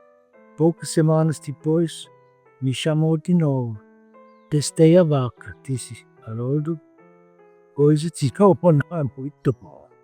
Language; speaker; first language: Portuguese; non-native, fluent; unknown